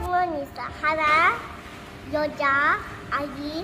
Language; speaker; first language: Korean; early bilingual, heritage; Korean